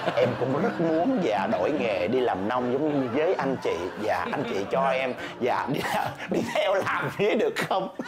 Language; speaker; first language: Vietnamese; native; Vietnamese